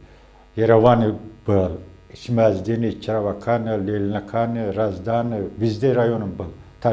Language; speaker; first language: Russian; non-native, local second language; Azerbaijani